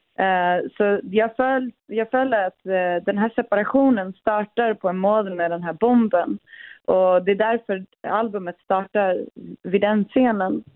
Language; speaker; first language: Swedish; early bilingual, other home language; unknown